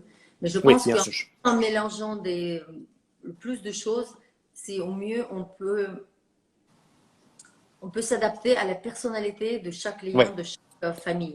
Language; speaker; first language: French; non-native, fluent; Russian